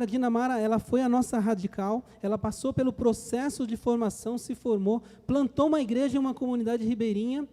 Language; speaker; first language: Portuguese; native; Portuguese